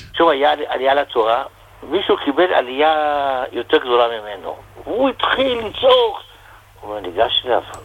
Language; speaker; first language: Hebrew; non-native, fluent; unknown